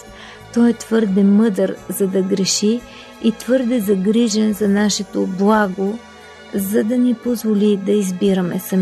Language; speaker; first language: Bulgarian; native; Bulgarian